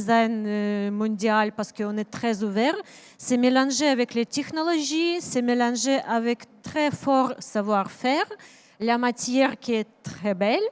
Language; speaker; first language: French; non-native, learner; Ukrainian